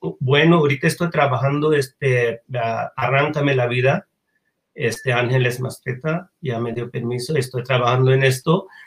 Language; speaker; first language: Spanish; non-native, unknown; Bangla